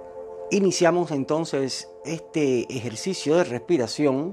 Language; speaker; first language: Spanish; native; Spanish